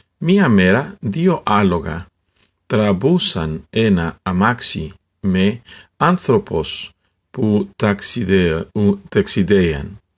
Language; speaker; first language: Greek; non-native, learner; Spanish